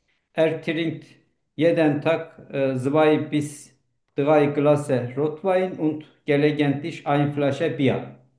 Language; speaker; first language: German; non-native, learner; Turkish